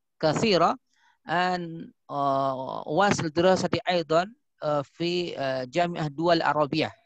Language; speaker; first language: Arabic; non-native, fluent; Indonesian